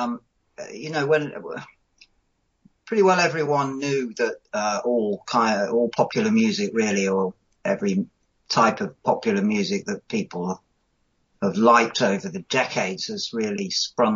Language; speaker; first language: English; native; English